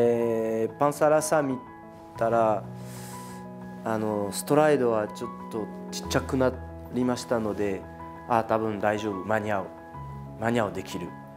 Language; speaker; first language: Japanese; non-native, fluent; French